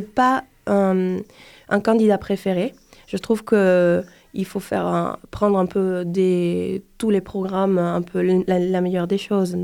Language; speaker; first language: French; non-native, fluent; Spanish